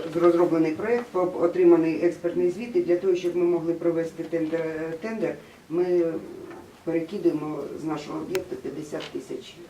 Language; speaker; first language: Ukrainian; native; Ukrainian